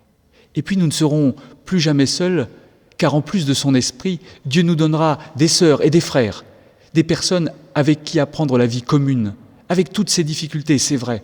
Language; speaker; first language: French; native; French